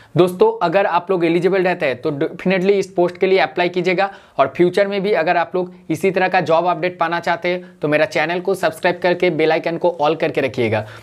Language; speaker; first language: Hindi; non-native, local second language; Bangla